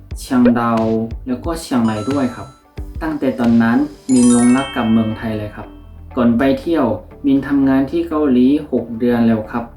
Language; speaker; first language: Thai; non-native, fluent; Korean